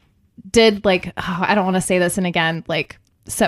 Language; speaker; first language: English; native; English